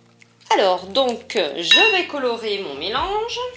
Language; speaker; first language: French; native; French